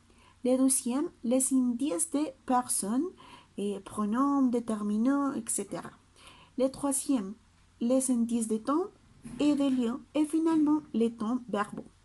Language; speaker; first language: French; non-native, learner; Spanish